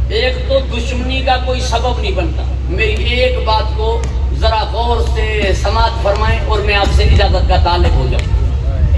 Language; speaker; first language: Urdu; non-native, local second language; Sindhi